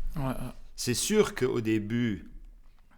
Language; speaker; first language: French; non-native, local second language; Luxembourgish